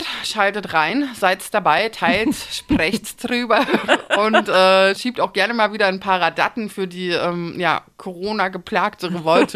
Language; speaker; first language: German; native; German